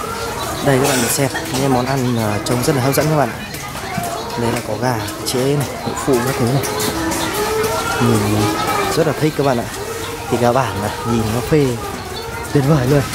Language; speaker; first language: Vietnamese; native; Vietnamese